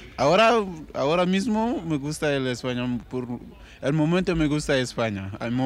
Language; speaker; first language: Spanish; non-native, learner; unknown